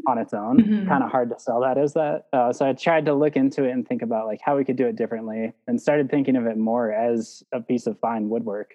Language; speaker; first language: English; native; English